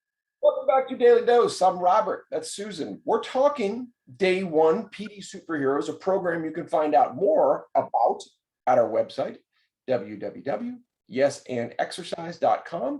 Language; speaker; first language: English; native; English